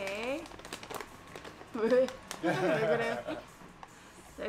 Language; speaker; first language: Korean; native; Korean